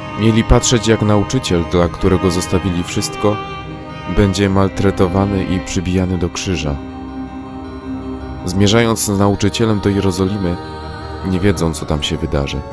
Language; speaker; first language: Polish; native; Polish